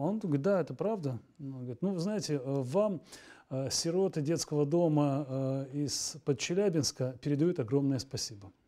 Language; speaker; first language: Russian; native; Russian